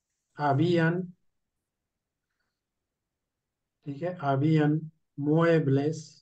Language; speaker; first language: Spanish; non-native, fluent; Urdu